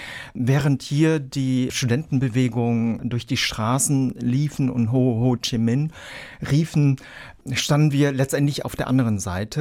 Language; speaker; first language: German; early bilingual, other home language; Vietnamese